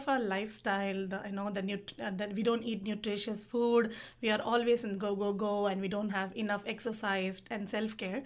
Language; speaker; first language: English; non-native, local second language; Tamil